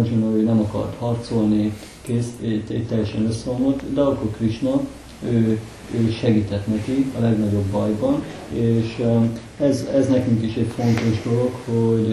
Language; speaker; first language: Hungarian; native; Hungarian